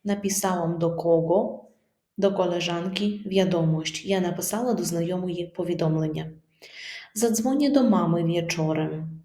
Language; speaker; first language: Polish; non-native, fluent; Ukrainian